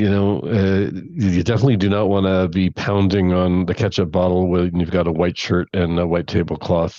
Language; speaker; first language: English; native; English